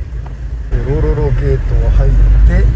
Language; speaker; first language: Japanese; native; Japanese